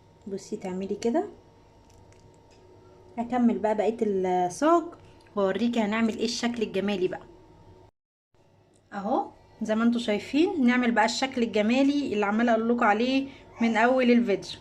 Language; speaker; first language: Arabic; native; Arabic